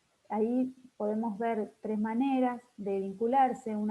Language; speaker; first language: Spanish; native; Spanish